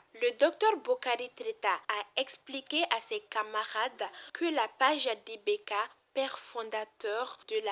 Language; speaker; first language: French; non-native, local second language; Bambara